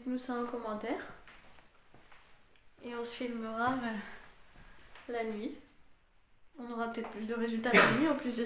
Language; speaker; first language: French; native; French